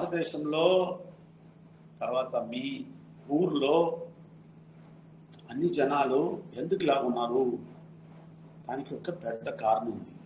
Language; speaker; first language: Telugu; non-native, fluent; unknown